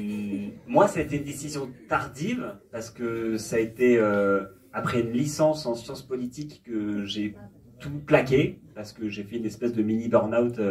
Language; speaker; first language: French; native; French